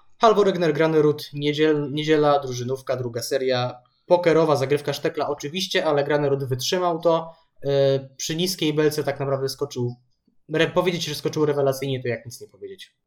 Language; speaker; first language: Polish; native; Polish